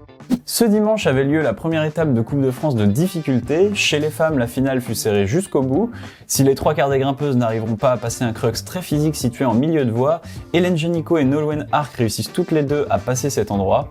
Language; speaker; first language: French; native; French